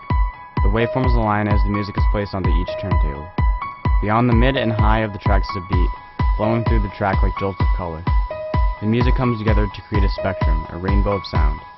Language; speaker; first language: English; native; English